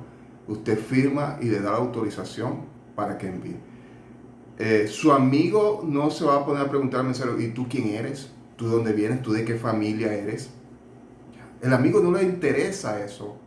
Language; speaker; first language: Spanish; native; Spanish